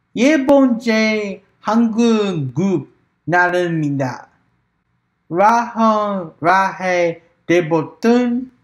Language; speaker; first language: Korean; non-native, learner; English